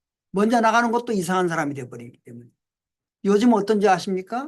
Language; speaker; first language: Korean; native; Korean